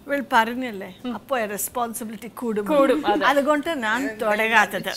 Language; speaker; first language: Malayalam; non-native, fluent; Kannada